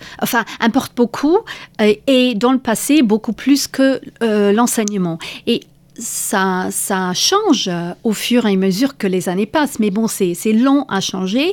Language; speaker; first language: French; non-native, fluent; English